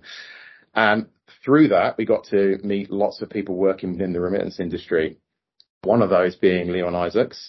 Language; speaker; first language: English; native; English